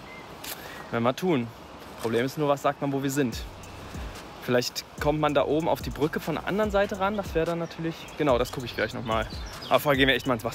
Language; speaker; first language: German; native; German